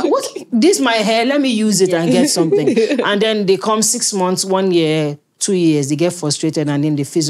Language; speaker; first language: English; native; English